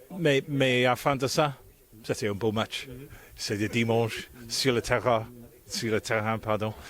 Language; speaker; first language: French; non-native, fluent; English